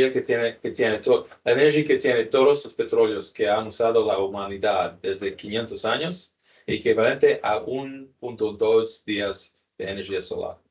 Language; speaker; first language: Spanish; non-native, learner; English